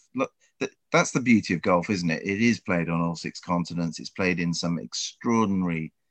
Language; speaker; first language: English; native; English